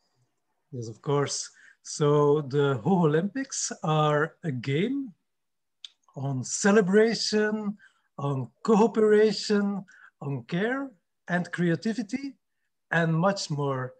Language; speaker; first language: English; non-native, fluent; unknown